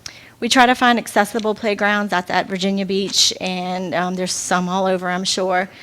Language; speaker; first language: English; native; English